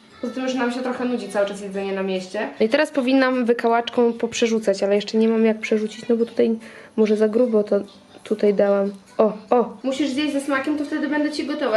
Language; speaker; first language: Polish; native; Polish